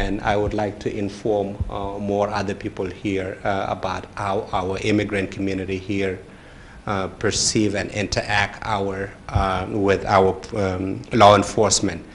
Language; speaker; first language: English; non-native, fluent; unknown